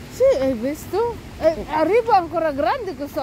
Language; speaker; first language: Italian; non-native, learner; Filipino